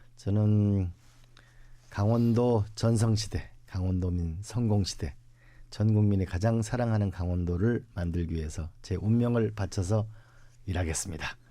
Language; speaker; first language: Korean; native; Korean